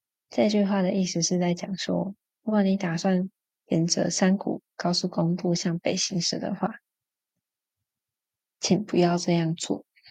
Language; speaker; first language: Chinese; native; Chinese